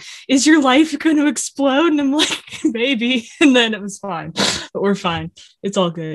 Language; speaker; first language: English; native; English